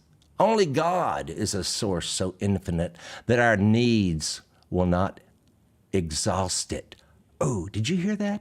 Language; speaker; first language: English; native; English